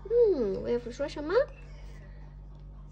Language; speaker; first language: Chinese; native; Chinese